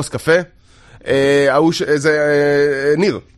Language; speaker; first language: Hebrew; native; Hebrew